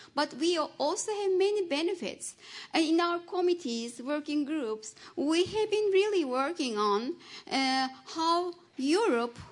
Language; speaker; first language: English; non-native, fluent; Turkish